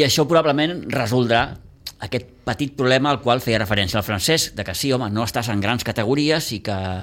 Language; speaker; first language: Catalan; native; Catalan